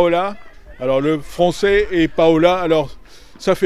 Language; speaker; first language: French; native; French